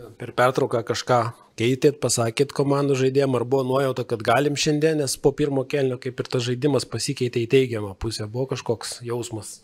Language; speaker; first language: Lithuanian; native; Lithuanian